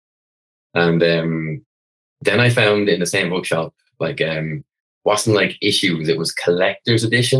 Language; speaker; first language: English; native; English